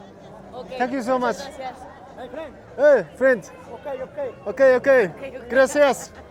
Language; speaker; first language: English; non-native, learner; Mongolian